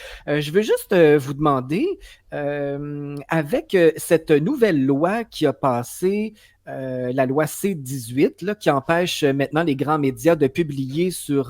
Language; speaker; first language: French; native; French